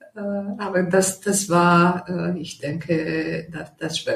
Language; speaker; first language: German; non-native, fluent; Romanian